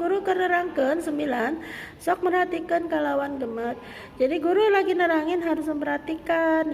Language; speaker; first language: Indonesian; non-native, local second language; Sundanese